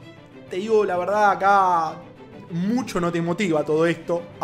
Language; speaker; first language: Spanish; native; Spanish